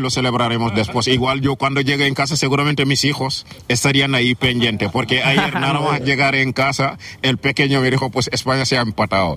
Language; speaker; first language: Spanish; non-native, fluent; Wolof